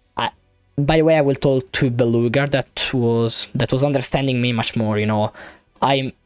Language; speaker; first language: English; non-native, fluent; Italian